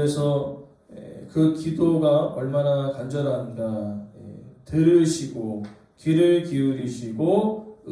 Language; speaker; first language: Korean; native; Korean